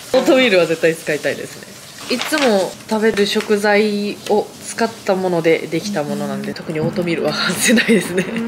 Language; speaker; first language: Japanese; native; Japanese